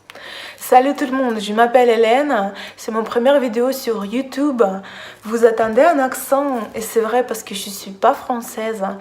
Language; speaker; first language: French; non-native, fluent; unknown